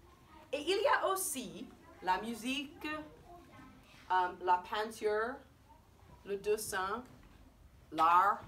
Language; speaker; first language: French; non-native, fluent; English